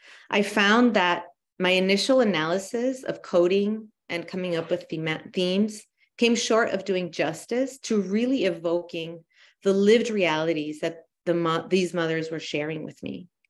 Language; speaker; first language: English; early bilingual, other home language; Spanish